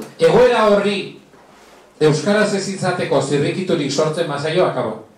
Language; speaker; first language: Basque; non-native, local second language; Spanish